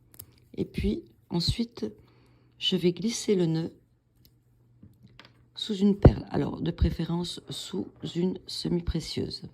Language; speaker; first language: French; native; French